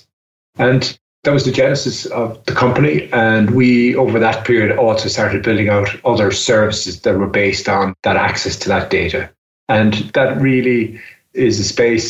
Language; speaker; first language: English; native; English